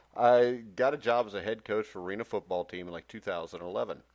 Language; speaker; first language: English; native; English